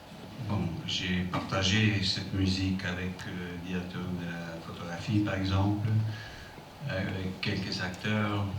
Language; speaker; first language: French; non-native, fluent; English